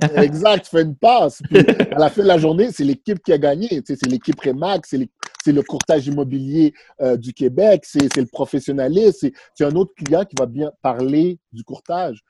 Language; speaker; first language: French; early bilingual, other home language; Haitian Creole